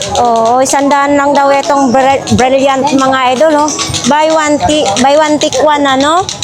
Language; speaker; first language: Filipino; non-native, local second language; Cebuano